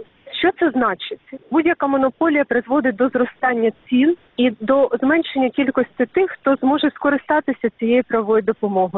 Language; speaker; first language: Ukrainian; native; Ukrainian